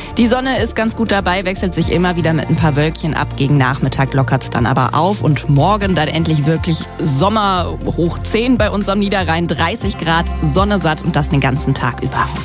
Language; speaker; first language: German; native; German